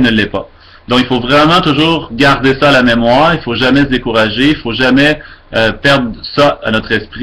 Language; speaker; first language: French; native; French